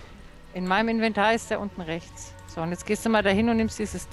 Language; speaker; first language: German; native; German